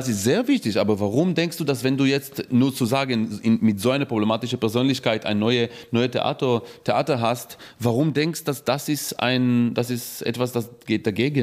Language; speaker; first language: German; non-native, fluent; Hebrew